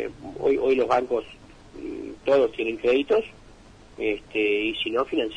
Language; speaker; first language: Spanish; native; Spanish